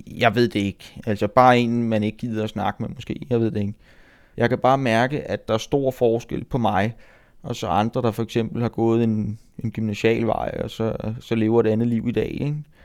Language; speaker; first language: Danish; native; Danish